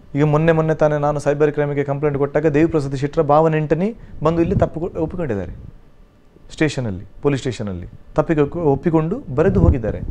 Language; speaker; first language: Kannada; non-native, local second language; Tulu